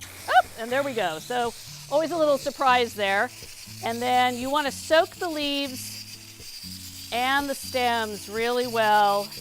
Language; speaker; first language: English; native; English